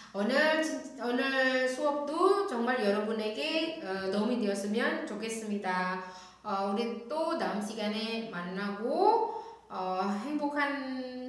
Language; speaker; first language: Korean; non-native, fluent; Indonesian